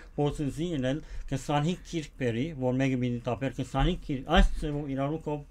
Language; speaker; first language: Armenian; early bilingual, heritage; Armenian